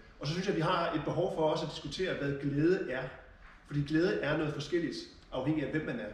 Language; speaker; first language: Danish; early bilingual, other home language; German